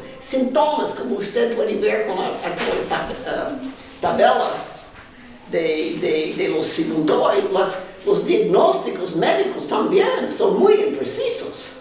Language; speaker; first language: Spanish; non-native, fluent; Portuguese